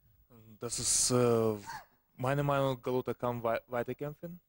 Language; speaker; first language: German; non-native, learner; Russian